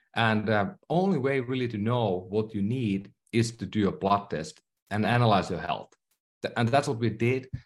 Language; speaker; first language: English; non-native, fluent; Finnish